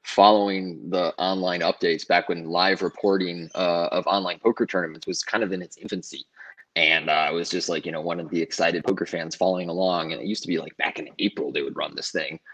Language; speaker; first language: English; native; English